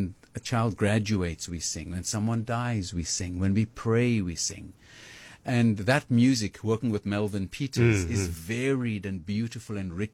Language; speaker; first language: English; native; English